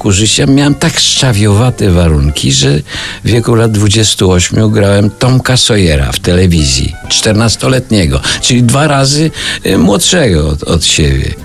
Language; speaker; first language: Polish; native; Polish